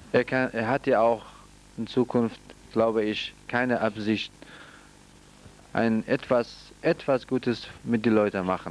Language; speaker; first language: German; non-native, fluent; Central Kurdish